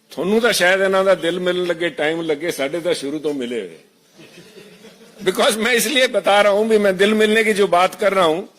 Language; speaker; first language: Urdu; non-native, local second language; Punjabi